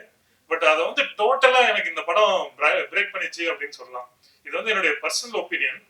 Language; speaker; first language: Tamil; native; Tamil